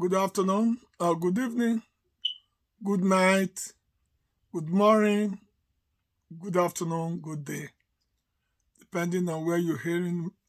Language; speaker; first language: English; non-native, local second language; Yoruba